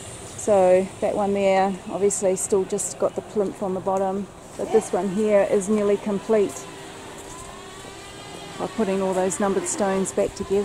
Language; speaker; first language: English; native; English